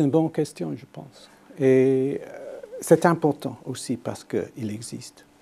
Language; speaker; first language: French; non-native, fluent; English